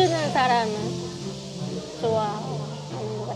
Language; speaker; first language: Korean; non-native, fluent; Japanese